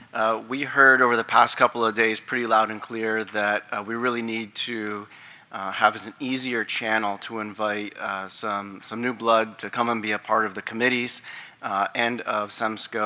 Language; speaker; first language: English; native; English